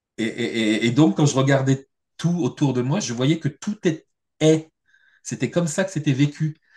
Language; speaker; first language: French; native; French